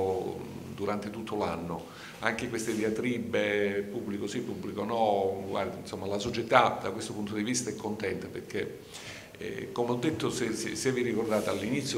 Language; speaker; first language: Italian; native; Italian